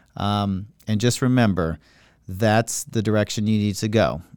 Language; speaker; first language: English; native; English